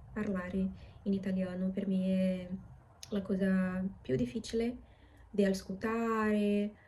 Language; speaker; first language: Italian; non-native, learner; Portuguese